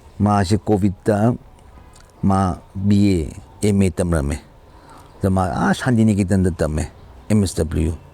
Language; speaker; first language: Manipuri; non-native, local second language; Tangkhul Naga (India)